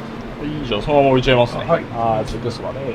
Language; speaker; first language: Japanese; native; Japanese